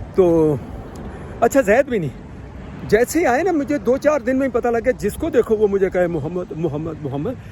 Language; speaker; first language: Urdu; native; Urdu